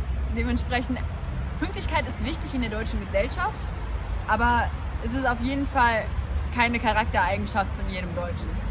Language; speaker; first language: German; native; German